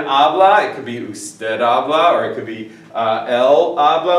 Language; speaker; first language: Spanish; non-native, fluent; English